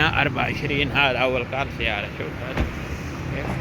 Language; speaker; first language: Arabic; non-native, learner; Urdu